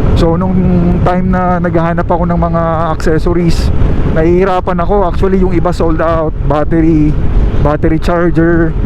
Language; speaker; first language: Filipino; non-native, local second language; Bikol